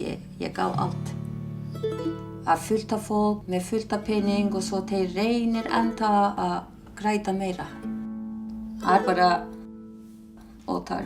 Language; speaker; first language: Icelandic; non-native, fluent; Turkish